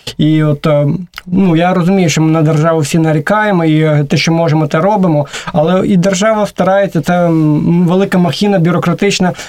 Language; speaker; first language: Ukrainian; native; Ukrainian